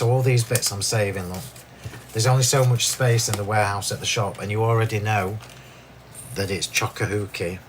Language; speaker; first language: English; native; English